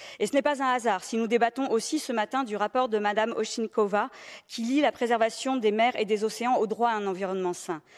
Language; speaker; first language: French; native; French